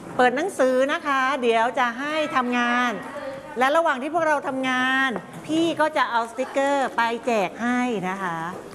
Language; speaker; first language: Thai; native; Thai